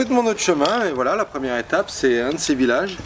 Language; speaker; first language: French; native; French